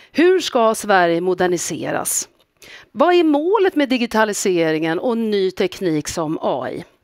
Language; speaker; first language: Swedish; native; Swedish